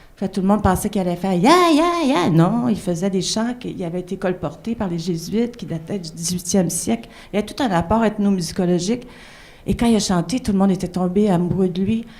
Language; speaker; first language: French; native; French